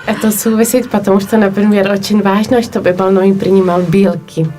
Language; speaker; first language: Russian; non-native, fluent; Polish